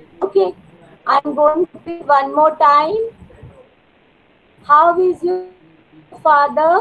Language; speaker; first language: English; non-native, learner; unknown